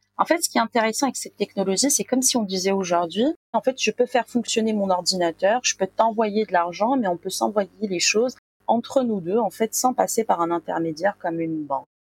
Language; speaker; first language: French; non-native, local second language; Arabic